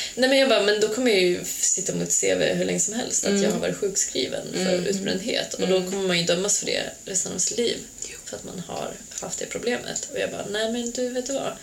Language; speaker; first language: Swedish; early bilingual, other home language; Hungarian